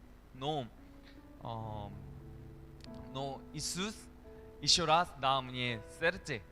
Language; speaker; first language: Russian; non-native, learner; Korean